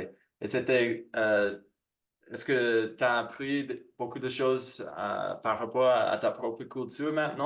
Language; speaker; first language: French; non-native, fluent; English